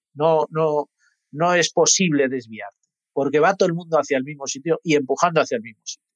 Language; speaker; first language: Spanish; native; Spanish